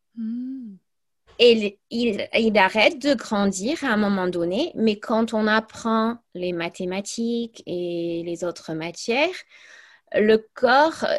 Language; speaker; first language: French; early bilingual, other home language; English